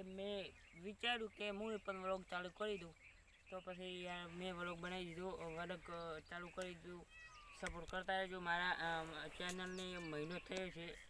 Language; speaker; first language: Gujarati; native; Gujarati